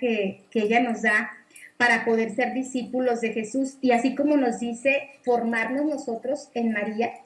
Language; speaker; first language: Spanish; native; Spanish